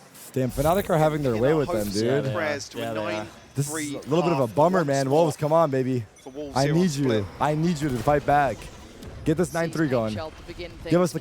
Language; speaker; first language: English; native; English